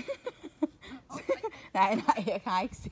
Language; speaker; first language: Danish; non-native, learner; Thai